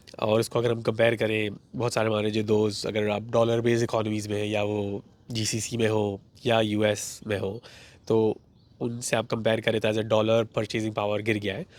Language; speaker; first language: Urdu; native; Urdu